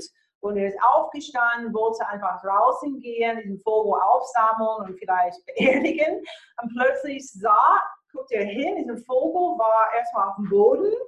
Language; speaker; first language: German; non-native, fluent; English